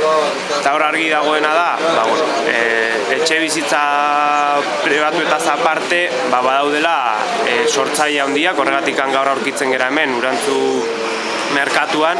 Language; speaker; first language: Basque; native; Basque